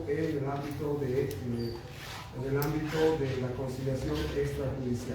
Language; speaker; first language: Spanish; native; Spanish